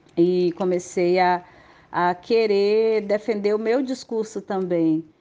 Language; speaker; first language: Portuguese; native; Portuguese